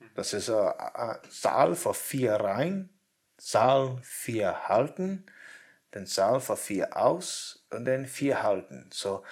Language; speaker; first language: German; non-native, learner; English